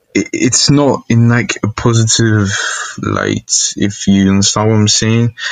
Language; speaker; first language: English; non-native, local second language; Igbo